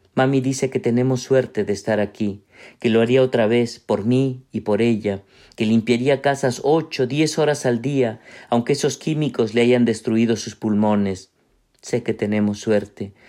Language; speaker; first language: Spanish; native; Spanish